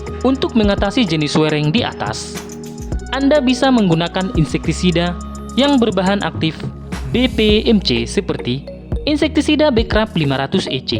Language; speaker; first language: Indonesian; native; Indonesian